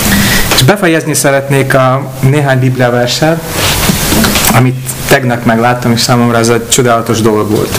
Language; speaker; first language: Hungarian; non-native, fluent; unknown